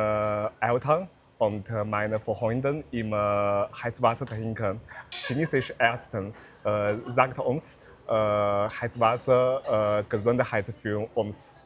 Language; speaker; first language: German; non-native, learner; Chinese